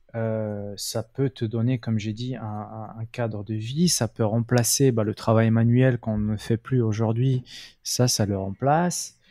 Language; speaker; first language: French; non-native, local second language; Arabic